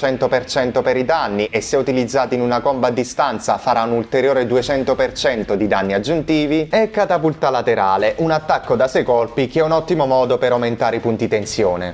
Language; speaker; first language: Italian; native; Italian